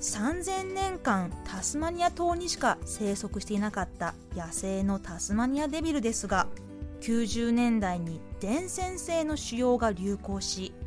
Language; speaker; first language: Japanese; native; Japanese